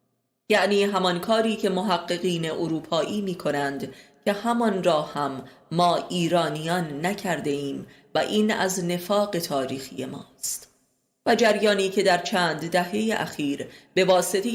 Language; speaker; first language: Persian; native; Persian